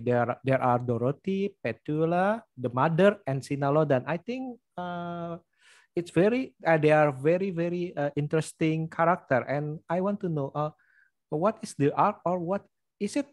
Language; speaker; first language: English; non-native, learner; Indonesian